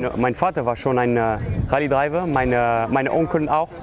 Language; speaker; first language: German; non-native, local second language; French